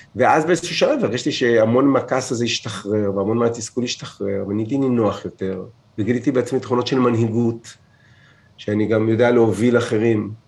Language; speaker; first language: Hebrew; native; Hebrew